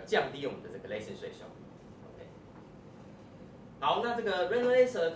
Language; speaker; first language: Chinese; native; Chinese